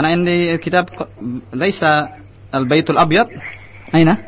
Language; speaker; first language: Arabic; non-native, fluent; Indonesian